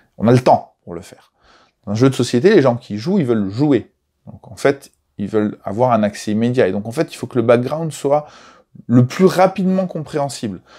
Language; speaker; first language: French; native; French